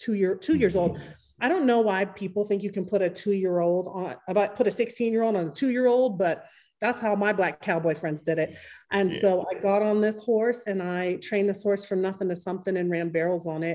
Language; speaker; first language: English; native; English